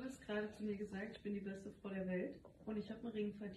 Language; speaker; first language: German; native; German